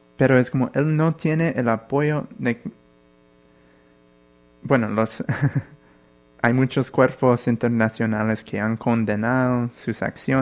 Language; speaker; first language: Spanish; non-native, fluent; English